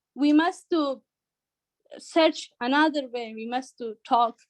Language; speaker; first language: English; non-native, learner; Persian